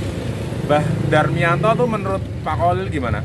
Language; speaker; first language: Indonesian; non-native, local second language; Javanese